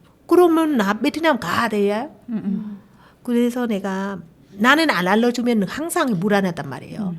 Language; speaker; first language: Korean; non-native, learner; Vietnamese